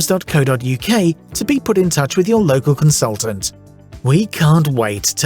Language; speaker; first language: English; native; English